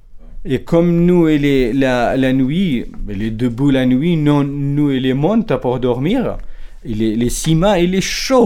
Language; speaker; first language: French; non-native, learner; Kurdish